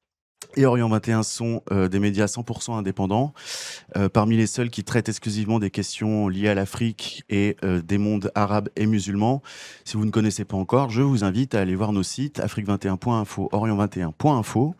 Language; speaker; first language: French; native; French